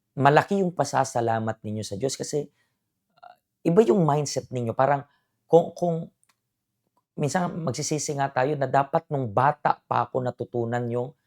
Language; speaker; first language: Filipino; native; Filipino